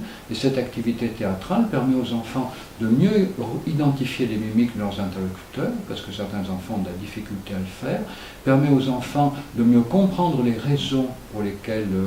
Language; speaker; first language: French; native; French